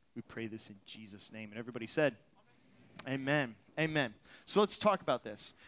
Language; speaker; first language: English; native; English